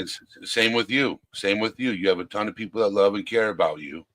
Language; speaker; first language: English; native; English